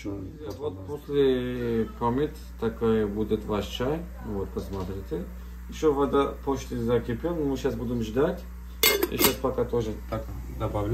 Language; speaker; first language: Russian; non-native, learner; Turkish